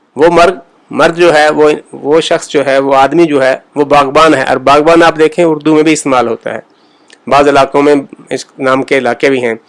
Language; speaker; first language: Urdu; native; Urdu